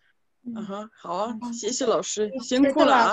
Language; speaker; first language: Chinese; non-native, fluent; Russian